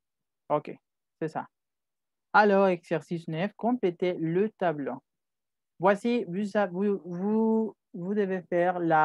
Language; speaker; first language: French; non-native, fluent; Spanish